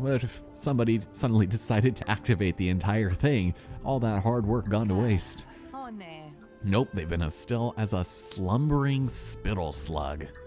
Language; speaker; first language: English; native; English